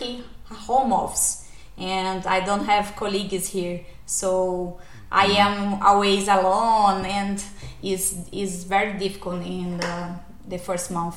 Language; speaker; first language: English; non-native, learner; Portuguese